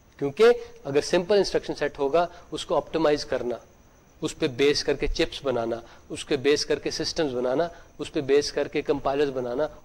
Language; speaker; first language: Urdu; native; Urdu